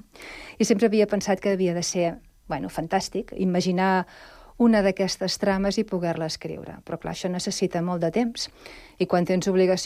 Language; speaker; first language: Catalan; native; Catalan